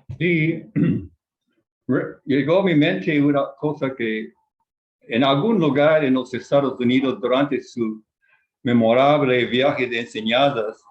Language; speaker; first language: Spanish; non-native, fluent; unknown